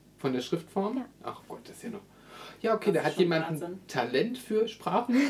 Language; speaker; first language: German; native; German